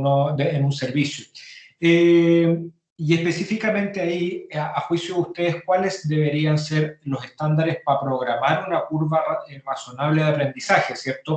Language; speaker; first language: Spanish; native; Spanish